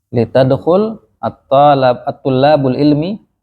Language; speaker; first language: Arabic; non-native, fluent; Indonesian